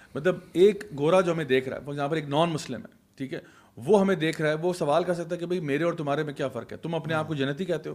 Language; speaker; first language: Urdu; native; Urdu